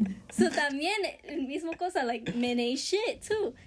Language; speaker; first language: Spanish; early bilingual, heritage; Spanish